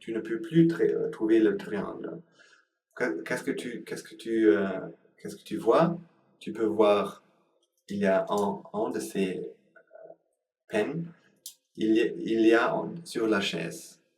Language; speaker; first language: French; non-native, learner; Sinhala